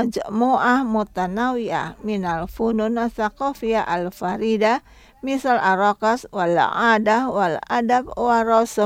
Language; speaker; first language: Arabic; non-native, fluent; Indonesian